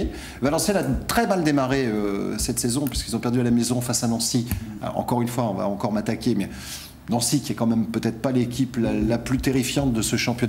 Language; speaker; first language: French; native; French